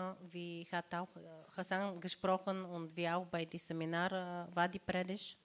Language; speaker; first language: German; non-native, learner; Bulgarian